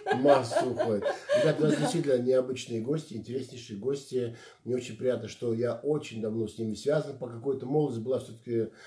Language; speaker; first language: Russian; native; Russian